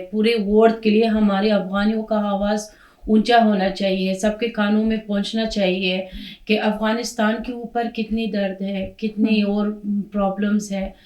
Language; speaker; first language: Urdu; non-native, fluent; Persian